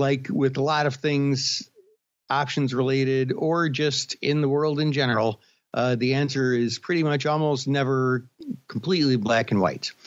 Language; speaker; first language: English; native; English